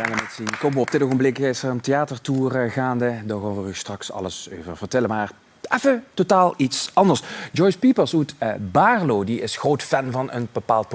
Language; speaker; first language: Dutch; native; Dutch